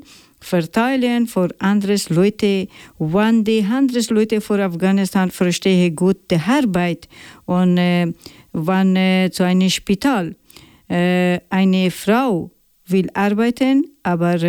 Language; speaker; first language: German; non-native, learner; Persian